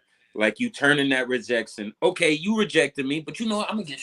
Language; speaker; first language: English; native; English